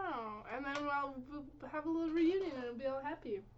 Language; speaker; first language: English; native; English